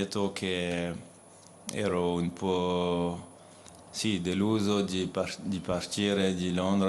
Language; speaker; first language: Italian; non-native, fluent; French